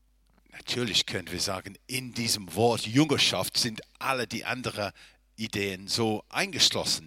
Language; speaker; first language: German; non-native, fluent; English